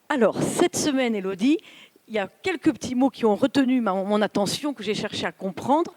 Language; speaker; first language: French; native; French